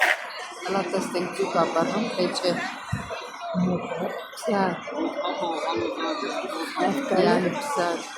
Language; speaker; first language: Greek; non-native, learner; Armenian